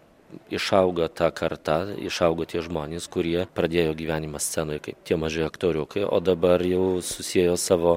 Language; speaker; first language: Lithuanian; native; Lithuanian